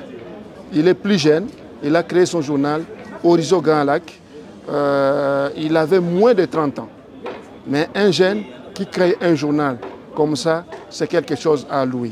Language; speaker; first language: French; non-native, local second language; Swahili